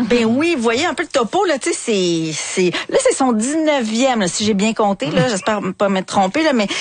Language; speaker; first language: French; native; French